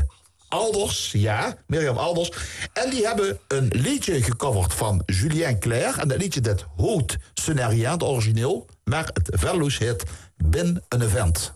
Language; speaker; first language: Dutch; native; Dutch